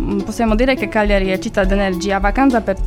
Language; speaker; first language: Italian; non-native, learner; Slovak